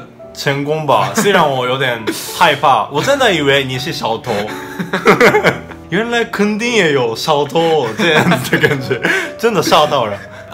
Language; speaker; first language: Chinese; non-native, fluent; Japanese